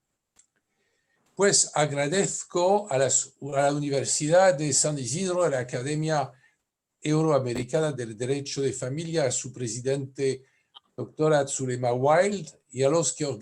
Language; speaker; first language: Spanish; non-native, fluent; French